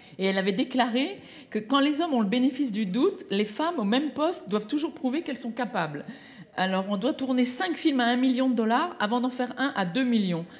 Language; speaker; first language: French; native; French